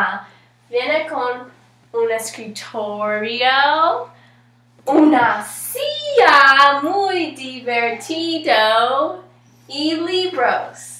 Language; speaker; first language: Spanish; non-native, learner; English